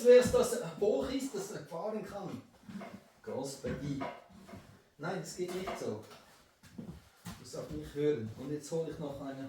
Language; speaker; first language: German; native; German